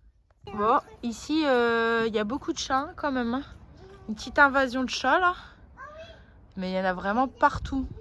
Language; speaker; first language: French; native; French